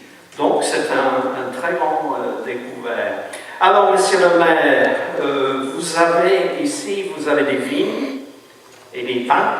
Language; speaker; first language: French; non-native, fluent; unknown